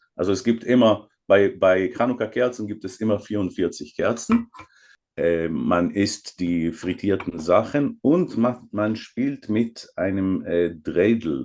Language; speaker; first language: German; non-native, fluent; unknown